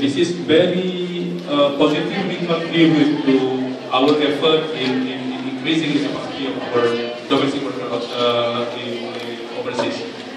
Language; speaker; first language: English; non-native, fluent; Indonesian